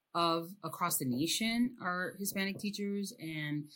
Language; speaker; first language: English; early bilingual, other home language; Spanish